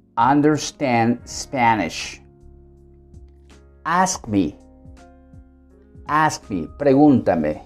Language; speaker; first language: English; non-native, fluent; Spanish